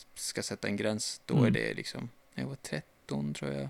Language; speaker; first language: Swedish; non-native, fluent; Turkish